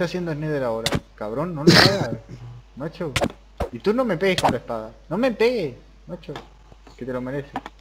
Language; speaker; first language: Spanish; native; Spanish